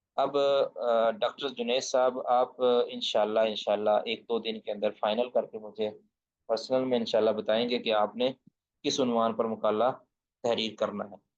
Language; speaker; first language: Urdu; non-native, local second language; Punjabi